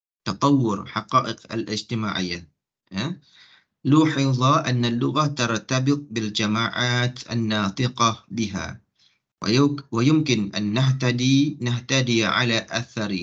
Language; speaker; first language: Arabic; non-native, fluent; Malay